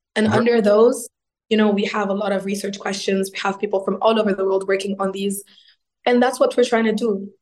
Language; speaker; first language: English; non-native, fluent; Arabic